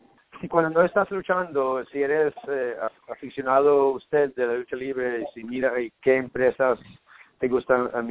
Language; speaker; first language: Spanish; non-native, learner; English